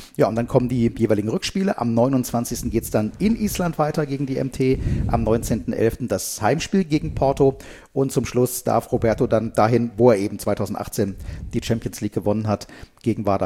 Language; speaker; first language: German; native; German